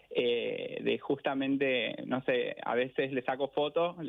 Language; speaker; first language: Spanish; native; Spanish